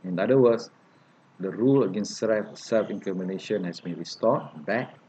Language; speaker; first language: English; non-native, local second language; Malay